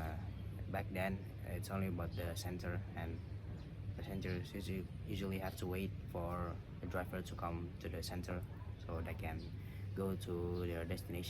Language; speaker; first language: English; non-native, fluent; Indonesian